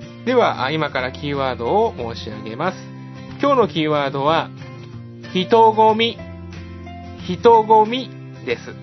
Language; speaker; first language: Japanese; native; Japanese